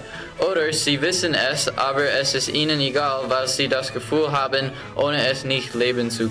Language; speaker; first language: German; non-native, learner; English